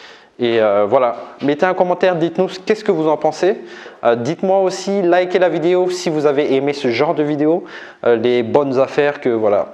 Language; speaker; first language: French; native; French